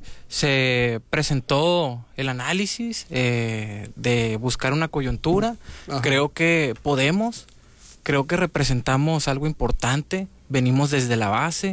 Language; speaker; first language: Spanish; native; Spanish